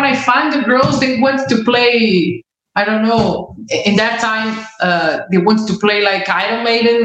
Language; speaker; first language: English; non-native, learner; Portuguese